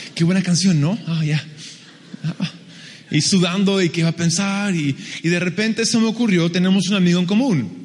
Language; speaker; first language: Spanish; early bilingual, other home language; English